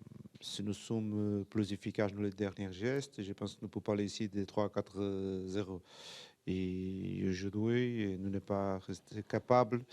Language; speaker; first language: French; non-native, fluent; Portuguese